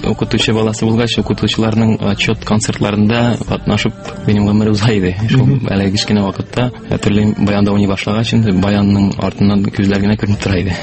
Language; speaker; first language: Tatar; native; Tatar